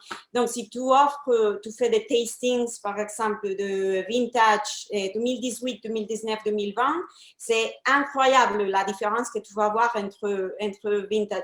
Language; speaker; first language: French; non-native, fluent; Spanish